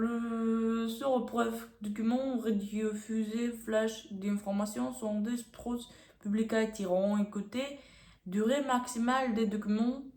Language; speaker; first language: French; non-native, learner; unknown